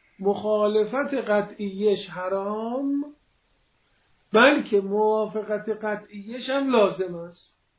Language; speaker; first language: Persian; non-native, local second language; Azerbaijani